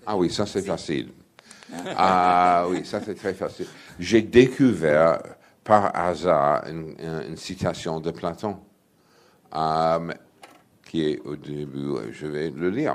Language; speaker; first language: French; non-native, fluent; English